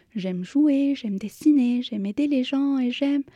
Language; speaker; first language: French; native; French